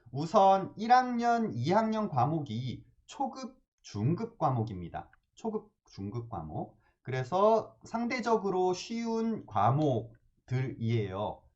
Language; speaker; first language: Korean; native; Korean